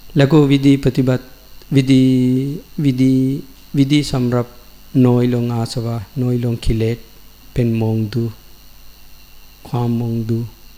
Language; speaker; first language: Thai; non-native, learner; Sinhala